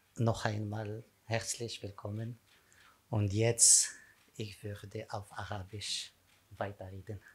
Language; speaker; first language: German; non-native, learner; Arabic